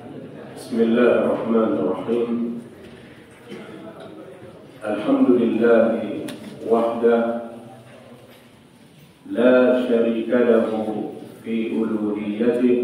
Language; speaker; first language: Arabic; non-native, fluent; Swahili